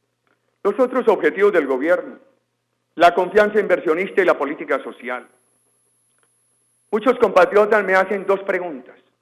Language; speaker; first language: Spanish; native; Spanish